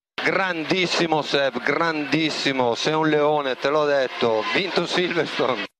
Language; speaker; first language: Italian; native; Italian